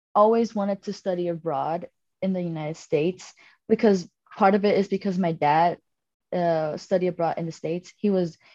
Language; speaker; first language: English; non-native, fluent; Vietnamese